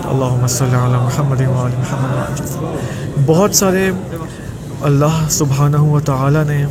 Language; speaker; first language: Urdu; native; Urdu